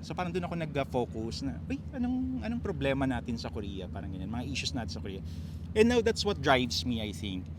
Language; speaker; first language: Filipino; native; Filipino